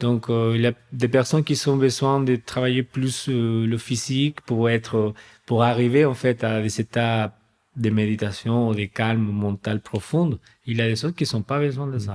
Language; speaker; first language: French; non-native, fluent; Spanish